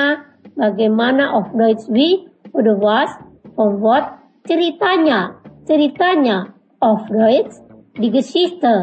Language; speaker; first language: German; non-native, fluent; Indonesian